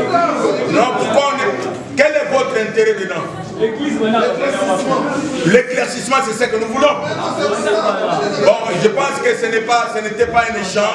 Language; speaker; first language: French; non-native, local second language; Lingala